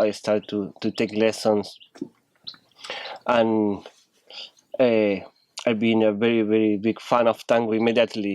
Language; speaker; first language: English; non-native, learner; Spanish